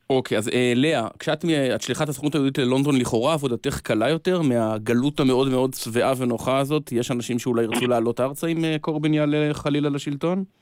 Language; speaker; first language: Hebrew; native; Hebrew